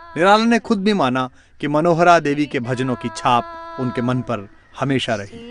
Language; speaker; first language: Hindi; native; Hindi